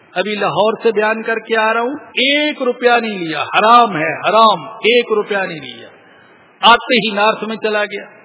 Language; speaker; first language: Urdu; non-native, local second language; Punjabi